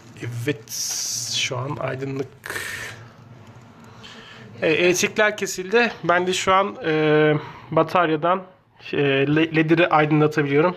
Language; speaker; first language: Turkish; native; Turkish